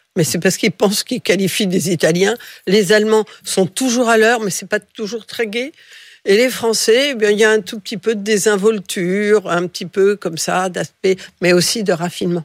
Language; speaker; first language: French; early bilingual, other home language; Spanish